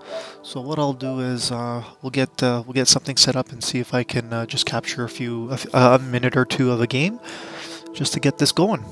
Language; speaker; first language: English; native; English